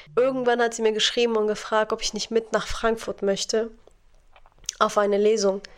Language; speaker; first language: German; non-native, fluent; Arabic